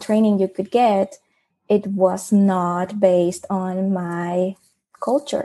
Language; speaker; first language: English; non-native, fluent; Spanish